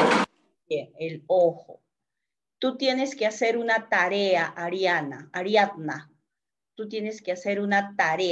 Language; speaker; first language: Spanish; native; Spanish